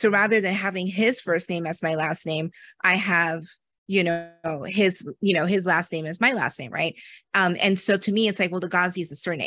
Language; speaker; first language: English; native; English